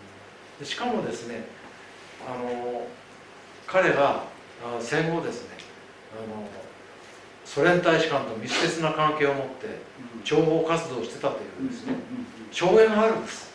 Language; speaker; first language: Japanese; native; Japanese